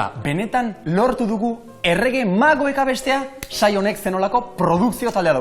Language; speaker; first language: Basque; native; Basque